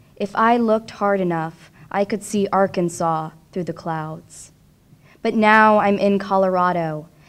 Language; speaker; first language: English; native; English